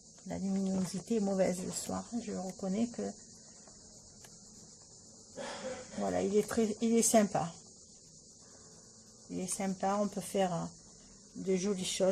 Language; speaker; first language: French; native; French